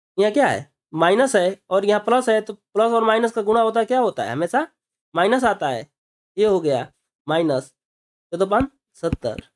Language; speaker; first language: Hindi; native; Hindi